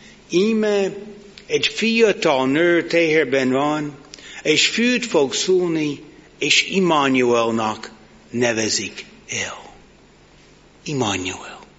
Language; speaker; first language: Hungarian; non-native, learner; English